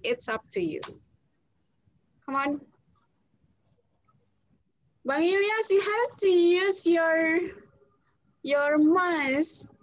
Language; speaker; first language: English; non-native, fluent; Indonesian